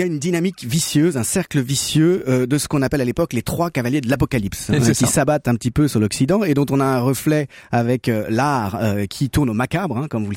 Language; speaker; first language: French; native; French